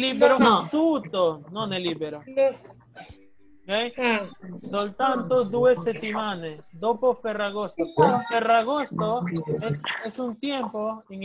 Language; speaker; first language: Italian; non-native, fluent; Spanish